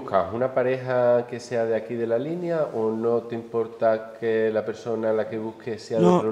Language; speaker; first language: Spanish; native; Spanish